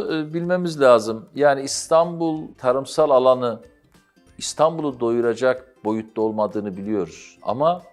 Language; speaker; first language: Turkish; native; Turkish